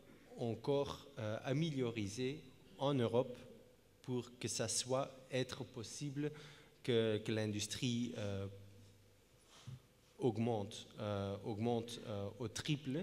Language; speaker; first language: French; non-native, fluent; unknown